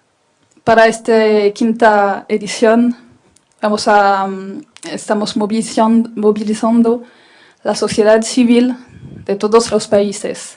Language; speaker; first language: Spanish; non-native, fluent; French